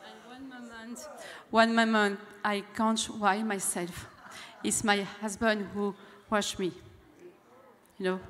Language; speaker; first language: English; non-native, learner; French